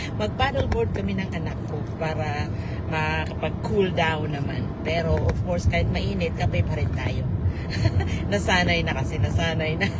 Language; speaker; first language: Filipino; non-native, local second language; Cebuano